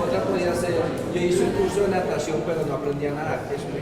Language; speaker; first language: Spanish; native; Spanish